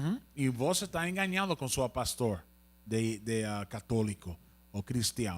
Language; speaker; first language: Portuguese; non-native, learner; Spanish